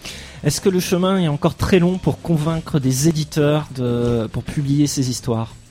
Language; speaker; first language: French; native; French